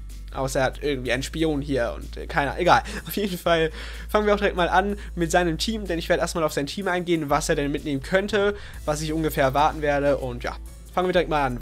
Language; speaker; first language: German; native; German